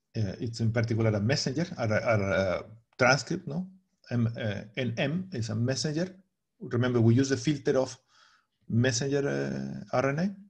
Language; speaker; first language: English; non-native, fluent; Spanish